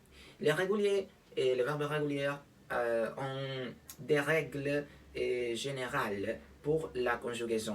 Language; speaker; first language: French; non-native, fluent; Spanish